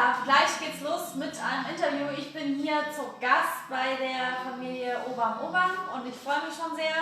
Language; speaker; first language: German; native; German